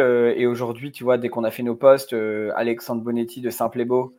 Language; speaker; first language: French; native; French